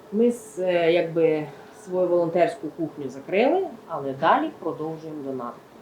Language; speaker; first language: Ukrainian; native; Ukrainian